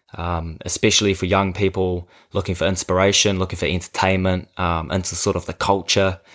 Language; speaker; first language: English; native; English